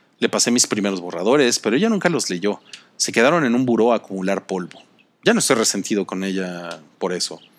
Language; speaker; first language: Spanish; native; Spanish